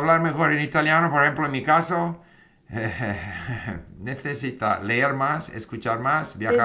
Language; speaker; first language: Spanish; non-native, fluent; English